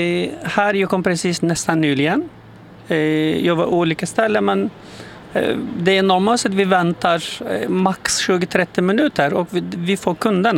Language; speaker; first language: Swedish; non-native, learner; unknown